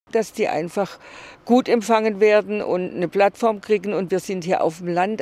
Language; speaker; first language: German; native; German